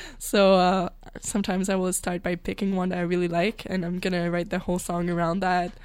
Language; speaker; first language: English; non-native, local second language; French